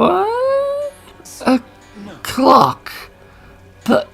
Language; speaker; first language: English; native; English